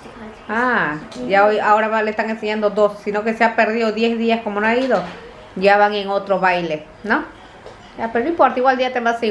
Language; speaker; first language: Spanish; native; Spanish